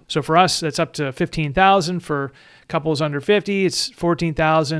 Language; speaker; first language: English; native; English